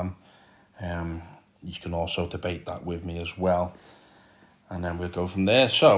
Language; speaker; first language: English; native; English